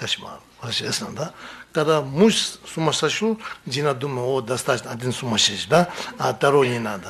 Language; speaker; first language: Russian; non-native, learner; Tibetan